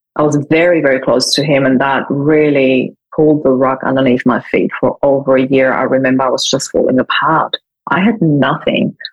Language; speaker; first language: English; non-native, fluent; German